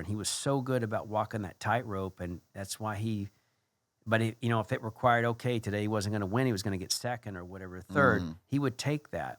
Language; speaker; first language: English; native; English